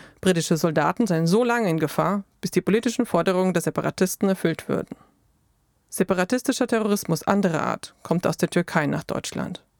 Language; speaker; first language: German; native; German